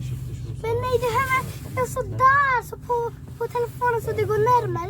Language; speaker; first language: Swedish; early bilingual, other home language; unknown